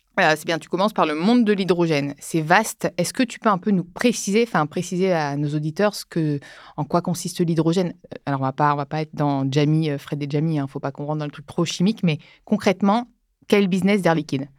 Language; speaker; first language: French; native; French